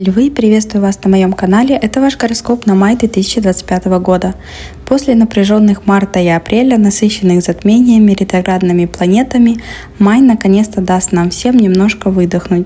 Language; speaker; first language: Russian; native; Russian